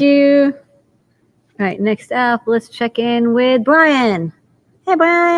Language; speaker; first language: English; native; English